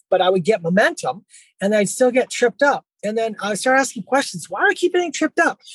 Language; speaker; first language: English; native; English